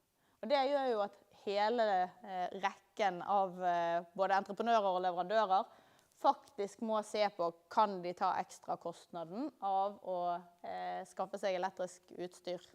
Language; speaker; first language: Norwegian; native; Norwegian